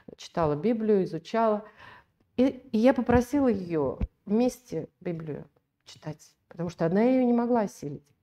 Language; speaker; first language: Russian; native; Russian